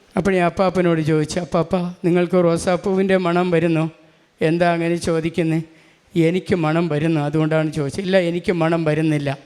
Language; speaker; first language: Malayalam; non-native, local second language; Tamil